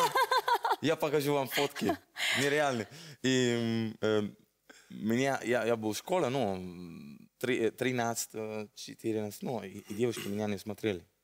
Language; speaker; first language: Russian; non-native, learner; Italian